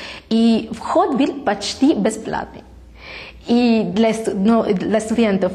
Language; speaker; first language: Russian; non-native, fluent; Spanish